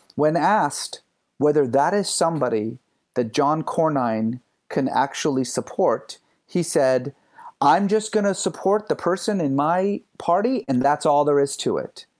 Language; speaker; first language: English; early bilingual, other home language; Persian